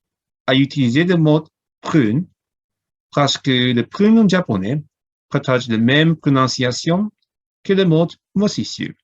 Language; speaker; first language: French; non-native, learner; Cantonese